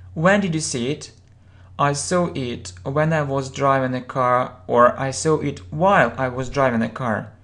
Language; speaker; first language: English; non-native, fluent; Russian